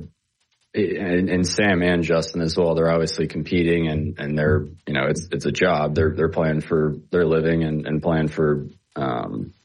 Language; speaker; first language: English; native; English